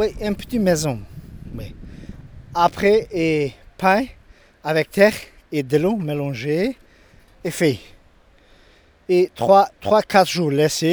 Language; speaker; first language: French; non-native, learner; Turkish